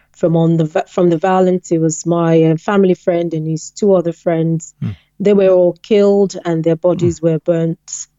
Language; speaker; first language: English; non-native, local second language; Yoruba